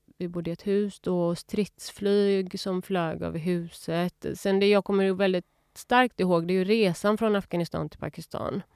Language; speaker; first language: Swedish; early bilingual, other home language; Persian